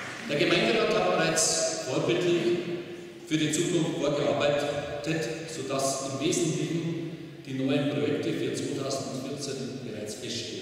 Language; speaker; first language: German; native; German